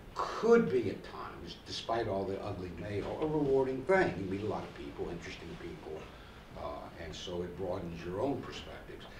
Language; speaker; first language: English; native; English